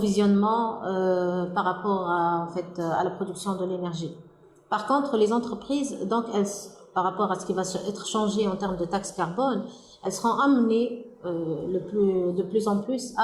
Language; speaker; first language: French; non-native, local second language; Arabic